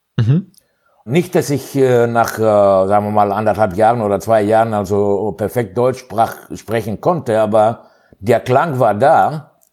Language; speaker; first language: German; non-native, fluent; Greek